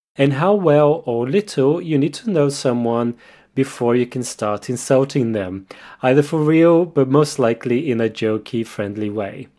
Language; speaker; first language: English; non-native, fluent; Portuguese